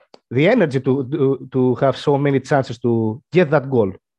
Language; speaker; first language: English; non-native, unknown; Greek